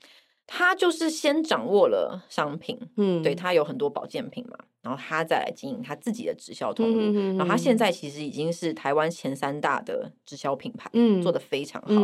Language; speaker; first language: Chinese; native; Chinese